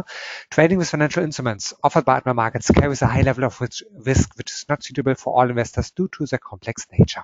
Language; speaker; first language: English; non-native, fluent; German